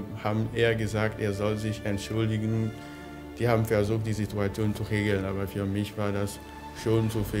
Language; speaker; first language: German; non-native, fluent; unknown